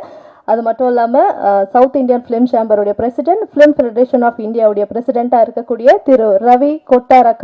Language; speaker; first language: Tamil; native; Tamil